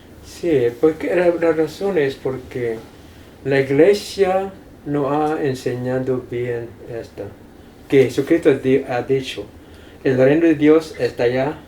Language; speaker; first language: Spanish; non-native, fluent; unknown